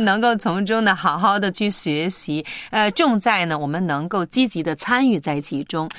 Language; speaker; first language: Chinese; native; Chinese